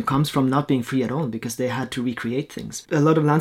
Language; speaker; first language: English; non-native, fluent; Norwegian